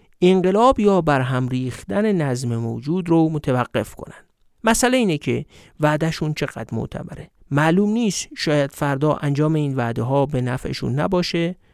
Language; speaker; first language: Persian; native; Persian